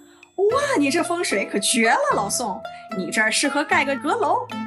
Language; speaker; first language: Chinese; native; Chinese